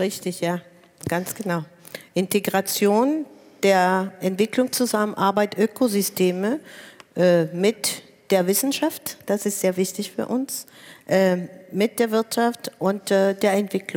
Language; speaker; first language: German; non-native, fluent; Spanish